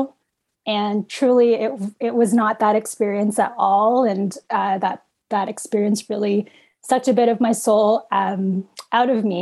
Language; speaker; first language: English; native; English